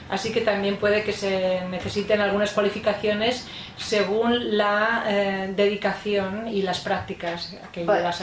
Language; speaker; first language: Spanish; native; Spanish